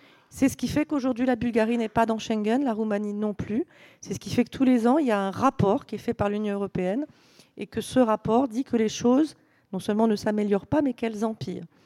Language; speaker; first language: French; native; French